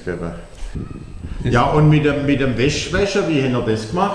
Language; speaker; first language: German; native; German